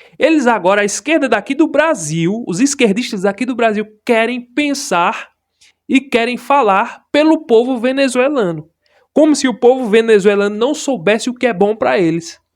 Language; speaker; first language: Portuguese; native; Portuguese